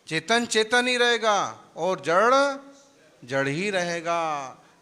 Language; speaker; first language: Hindi; non-native, local second language; Gujarati